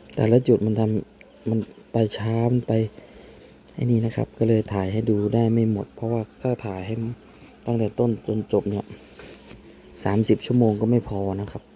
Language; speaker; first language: Thai; native; Thai